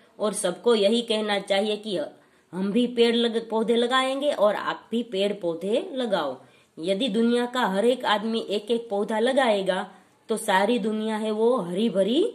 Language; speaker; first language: Hindi; non-native, local second language; Gujarati